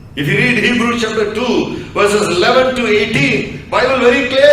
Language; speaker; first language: English; non-native, local second language; Tamil